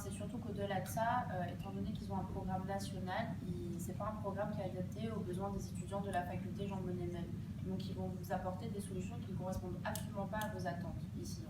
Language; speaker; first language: French; native; French